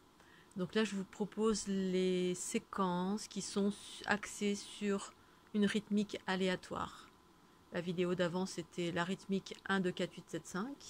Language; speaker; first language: French; native; French